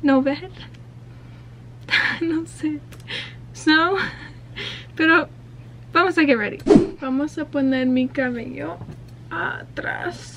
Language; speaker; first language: Spanish; early bilingual, heritage; Spanish